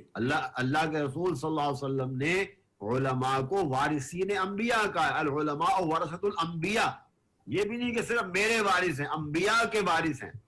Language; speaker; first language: Urdu; native; Urdu